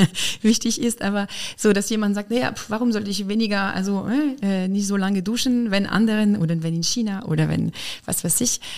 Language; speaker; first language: German; non-native, fluent; French